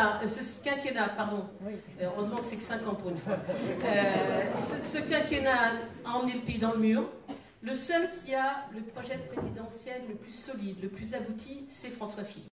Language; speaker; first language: French; native; French